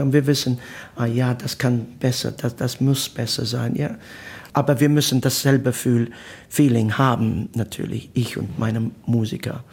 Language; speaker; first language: German; non-native, learner; Italian